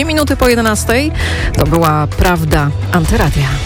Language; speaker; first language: Polish; native; Polish